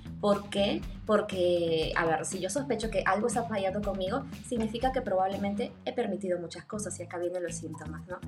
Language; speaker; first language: Spanish; native; Spanish